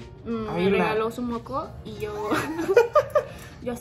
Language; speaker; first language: Spanish; native; Spanish